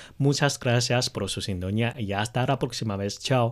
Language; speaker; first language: Spanish; non-native, fluent; Chinese